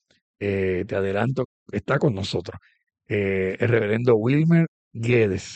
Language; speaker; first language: Spanish; native; Spanish